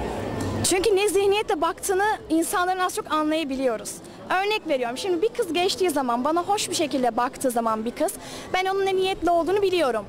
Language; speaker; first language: Turkish; native; Turkish